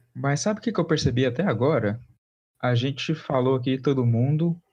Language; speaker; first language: Portuguese; native; Portuguese